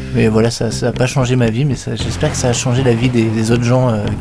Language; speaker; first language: French; native; French